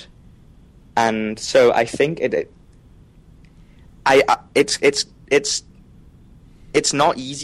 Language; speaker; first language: English; native; English